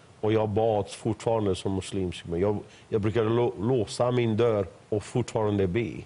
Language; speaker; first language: Swedish; non-native, fluent; Persian